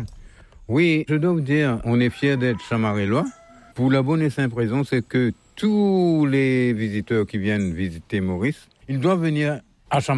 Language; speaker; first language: French; non-native, local second language; Morisyen